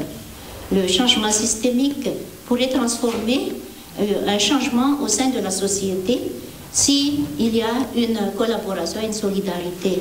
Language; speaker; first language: French; non-native, local second language; Malagasy